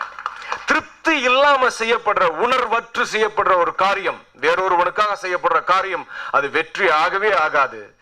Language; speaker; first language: Tamil; native; Tamil